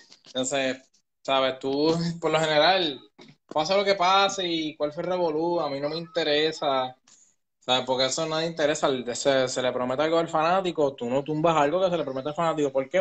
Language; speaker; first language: Spanish; native; Spanish